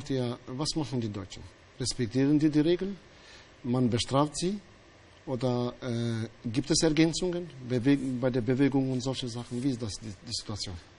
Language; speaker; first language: German; non-native, fluent; Albanian